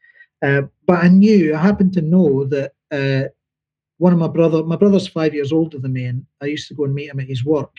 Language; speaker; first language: English; native; English